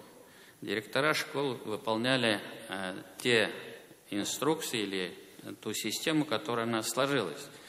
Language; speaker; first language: Russian; native; Russian